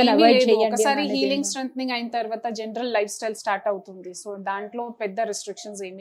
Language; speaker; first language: Telugu; non-native, fluent; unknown